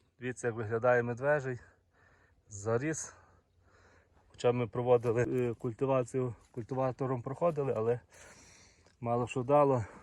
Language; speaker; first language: Ukrainian; native; Ukrainian